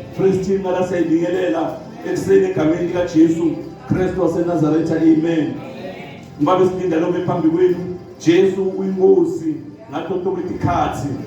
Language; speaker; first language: Zulu; non-native, local second language; Swati